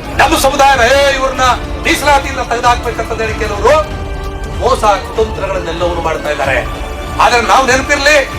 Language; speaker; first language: Kannada; non-native, local second language; Lambadi